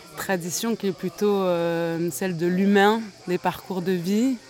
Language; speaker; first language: French; native; French